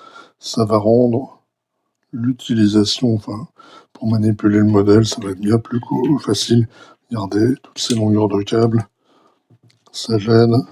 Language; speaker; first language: French; native; French